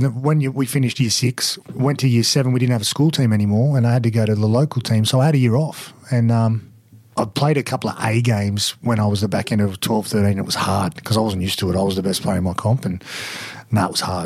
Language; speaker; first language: English; native; English